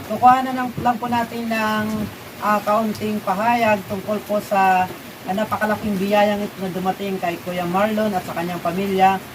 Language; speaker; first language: Filipino; non-native, local second language; Waray